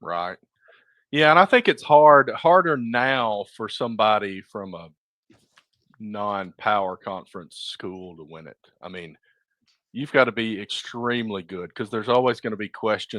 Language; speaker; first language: English; native; English